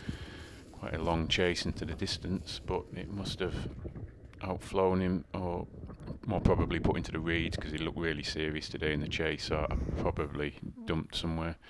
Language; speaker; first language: English; native; English